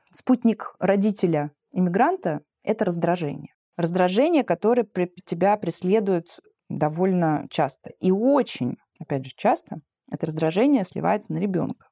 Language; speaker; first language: Russian; native; Russian